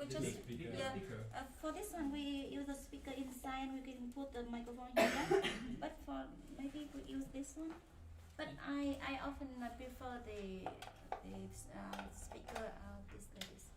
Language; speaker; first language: English; non-native, learner; Vietnamese